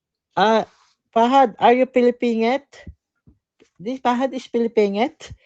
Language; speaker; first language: English; non-native, learner; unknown